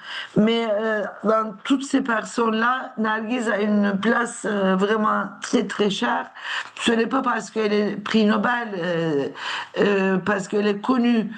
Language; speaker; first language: French; non-native, fluent; Turkish